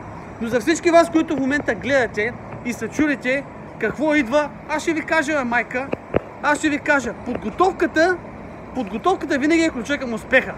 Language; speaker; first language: Bulgarian; native; Bulgarian